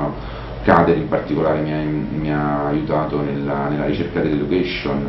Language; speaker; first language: Italian; native; Italian